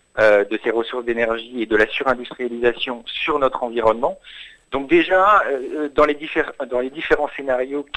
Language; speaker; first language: French; native; French